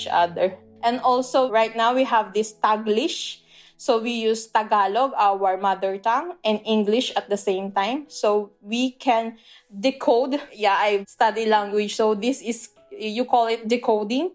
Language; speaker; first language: English; non-native, local second language; Filipino